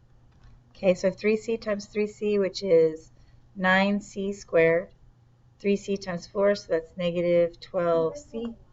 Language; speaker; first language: English; native; English